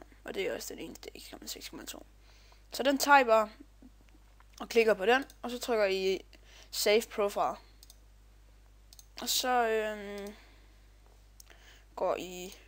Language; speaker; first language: Danish; native; Danish